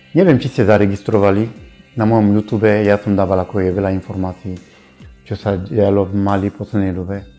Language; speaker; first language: Slovak; non-native, fluent; Bambara